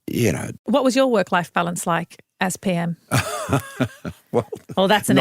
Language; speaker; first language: English; native; English